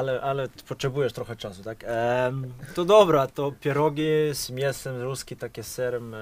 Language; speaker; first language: Polish; non-native, fluent; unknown